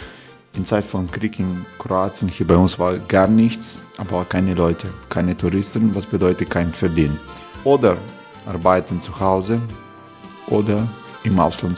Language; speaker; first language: German; non-native, learner; Croatian